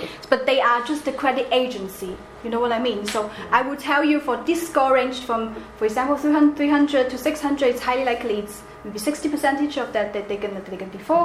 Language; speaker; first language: English; non-native, fluent; Chinese